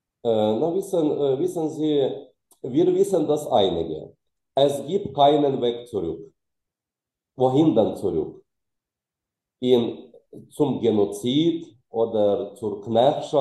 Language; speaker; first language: German; non-native, fluent; Ukrainian